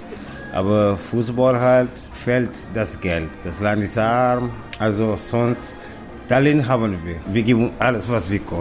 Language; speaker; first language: German; non-native, fluent; Kabuverdianu